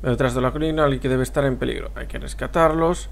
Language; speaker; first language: Spanish; native; Spanish